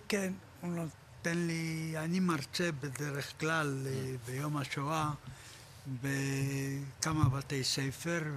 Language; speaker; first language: Hebrew; non-native, fluent; Polish